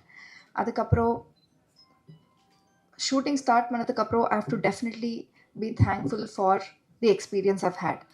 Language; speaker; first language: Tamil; non-native, learner; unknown